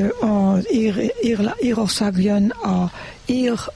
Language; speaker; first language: Hungarian; non-native, learner; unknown